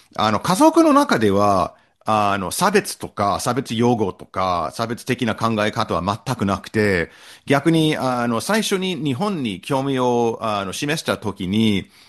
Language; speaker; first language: Japanese; non-native, fluent; English